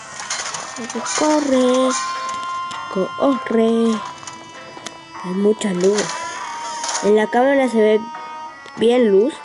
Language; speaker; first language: Spanish; native; Spanish